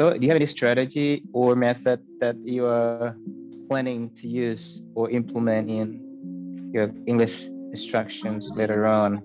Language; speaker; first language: English; non-native, fluent; Indonesian